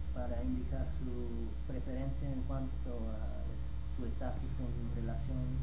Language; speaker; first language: Spanish; non-native, fluent; English